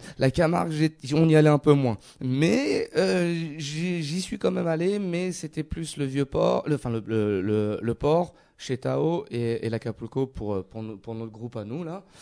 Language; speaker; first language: French; native; French